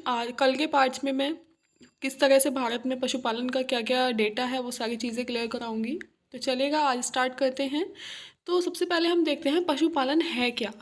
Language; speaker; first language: Hindi; native; Hindi